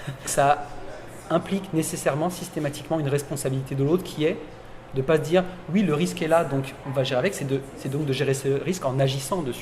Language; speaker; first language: French; native; French